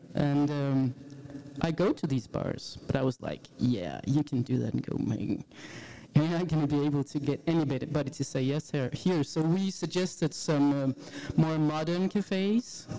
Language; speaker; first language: English; non-native, fluent; Danish